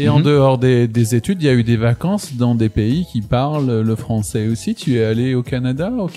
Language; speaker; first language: French; native; French